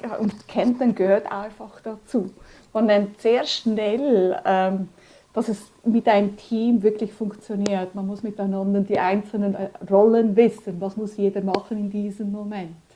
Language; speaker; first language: German; early bilingual, other home language; Spanish